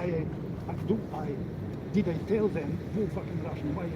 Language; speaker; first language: English; non-native, learner; Ukrainian